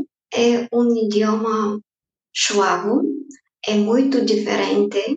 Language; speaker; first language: Portuguese; non-native, fluent; Bulgarian